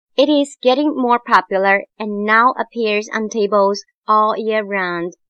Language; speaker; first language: English; non-native, fluent; Chinese